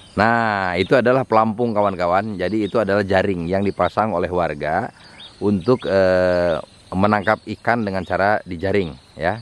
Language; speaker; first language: Indonesian; non-native, local second language; Sundanese